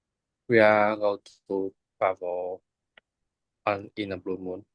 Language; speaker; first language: English; non-native, learner; Vietnamese